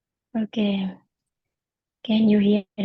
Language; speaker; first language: English; non-native, learner; Indonesian